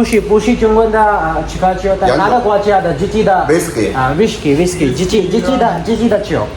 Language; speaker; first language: Chinese; non-native, learner; Hindi